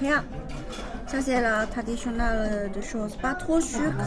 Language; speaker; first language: French; non-native, learner; Chinese